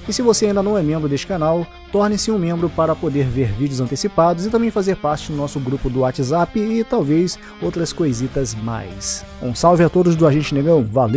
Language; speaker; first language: Portuguese; native; Portuguese